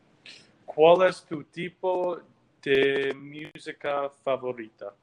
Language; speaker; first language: Spanish; non-native, learner; English